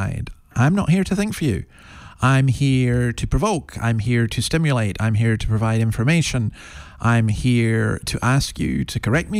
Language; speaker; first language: English; native; English